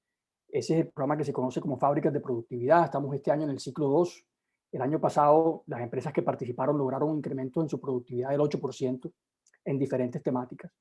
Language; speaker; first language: Spanish; native; Spanish